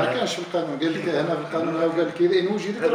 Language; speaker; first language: Arabic; native; Arabic